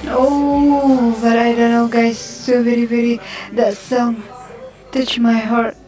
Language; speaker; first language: English; non-native, learner; Indonesian